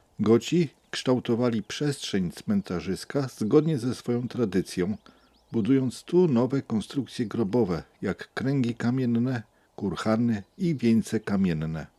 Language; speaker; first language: Polish; native; Polish